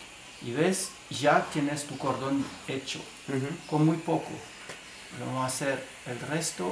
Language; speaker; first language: Spanish; non-native, fluent; French